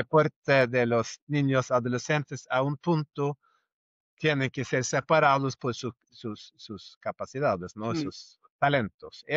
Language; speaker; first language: Spanish; non-native, fluent; Norwegian